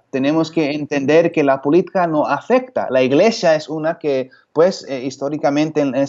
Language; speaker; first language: Spanish; early bilingual, heritage; Spanish